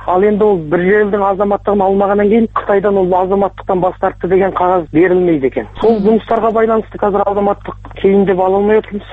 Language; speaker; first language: Kazakh; early bilingual, heritage; Kazakh